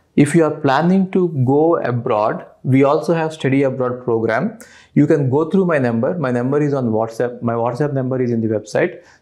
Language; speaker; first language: English; non-native, local second language; Telugu